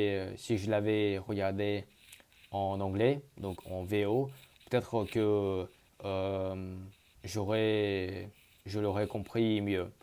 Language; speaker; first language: French; early bilingual, other home language; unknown